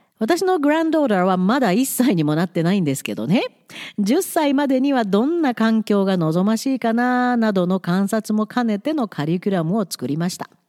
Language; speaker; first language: Japanese; native; Japanese